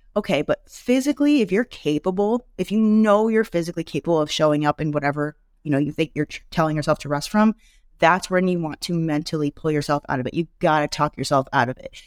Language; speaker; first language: English; native; English